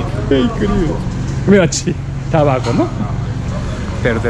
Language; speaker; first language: Spanish; non-native, learner; Japanese